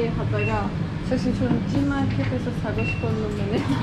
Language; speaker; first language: Korean; non-native, learner; Turkish